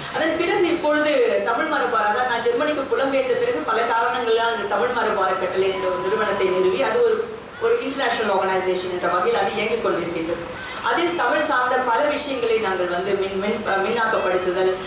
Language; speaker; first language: Tamil; early bilingual, heritage; Tamil